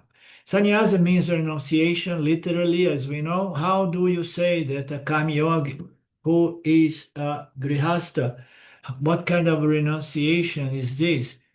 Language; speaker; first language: English; non-native, fluent; Portuguese